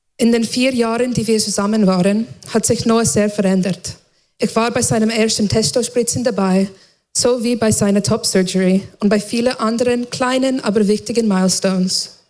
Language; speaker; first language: German; non-native, fluent; English